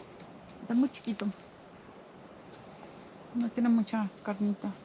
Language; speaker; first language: Spanish; early bilingual, other home language; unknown